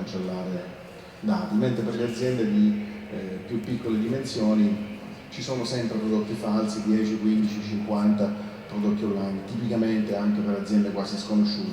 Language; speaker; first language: Italian; native; Italian